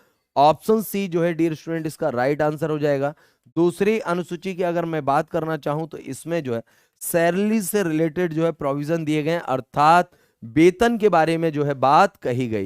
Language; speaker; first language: Hindi; native; Hindi